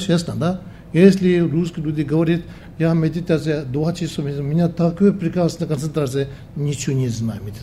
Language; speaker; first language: Russian; non-native, learner; Tibetan